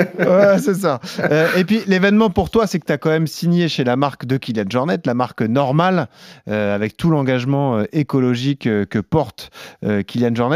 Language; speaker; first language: French; native; French